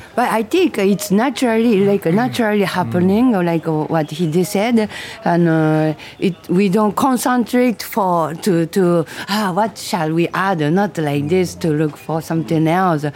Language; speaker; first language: English; non-native, learner; Japanese